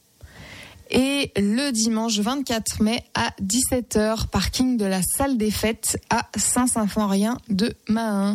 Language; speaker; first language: French; native; French